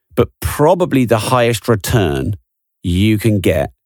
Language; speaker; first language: English; native; English